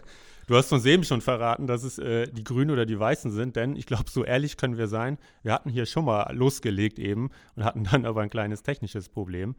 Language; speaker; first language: German; native; German